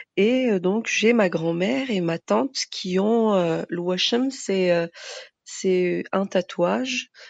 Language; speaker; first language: French; early bilingual, other home language; Arabic